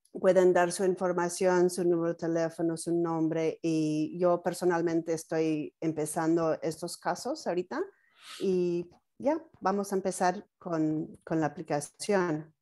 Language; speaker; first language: Spanish; non-native, fluent; English